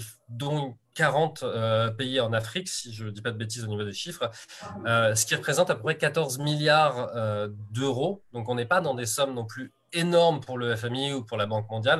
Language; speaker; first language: French; native; French